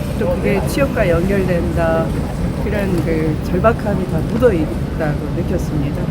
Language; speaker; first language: Korean; native; Korean